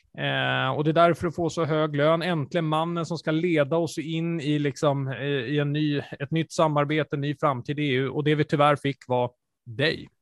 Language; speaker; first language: Swedish; native; Swedish